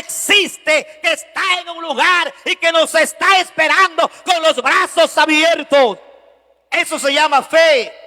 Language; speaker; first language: Spanish; native; Spanish